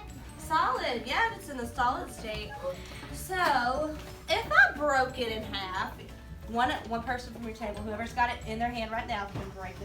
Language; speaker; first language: English; native; English